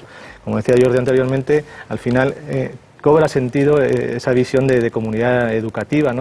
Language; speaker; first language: Spanish; native; Spanish